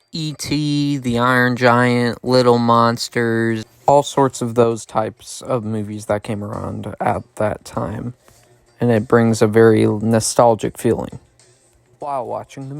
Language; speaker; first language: English; native; English